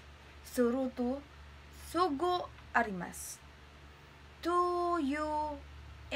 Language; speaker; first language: Japanese; non-native, learner; Filipino